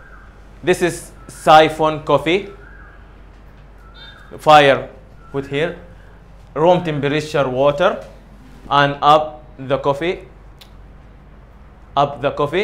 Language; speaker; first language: English; non-native, learner; Arabic